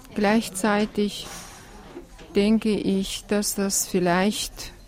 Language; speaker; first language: German; non-native, fluent; Russian